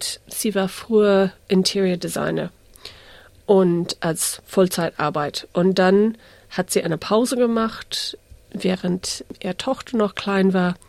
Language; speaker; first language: German; early bilingual, heritage; English